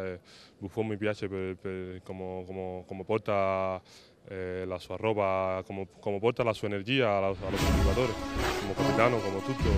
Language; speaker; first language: Italian; non-native, fluent; Spanish